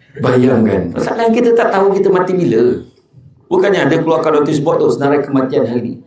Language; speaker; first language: Malay; native; Malay